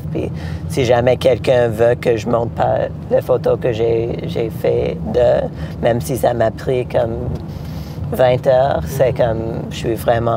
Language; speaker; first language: French; non-native, local second language; English